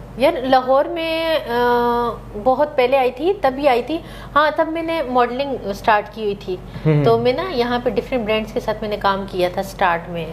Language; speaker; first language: Urdu; non-native, local second language; Pashto